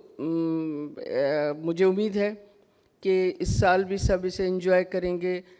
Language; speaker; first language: Urdu; non-native, local second language; Sindhi